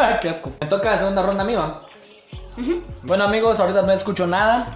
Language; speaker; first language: Spanish; native; Spanish